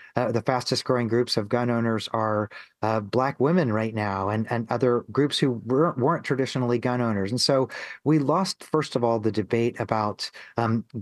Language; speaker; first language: English; native; English